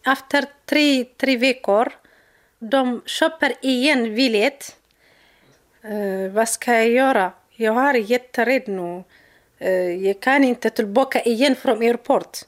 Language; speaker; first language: Swedish; non-native, learner; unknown